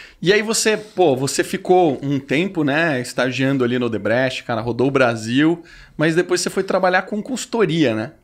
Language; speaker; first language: Portuguese; native; Portuguese